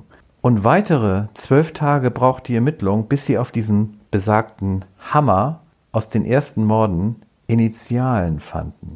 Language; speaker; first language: German; native; German